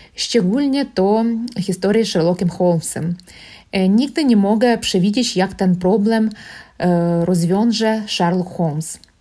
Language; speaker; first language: Polish; non-native, learner; Russian